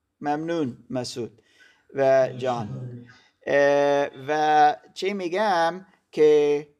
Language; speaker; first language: Persian; non-native, learner; German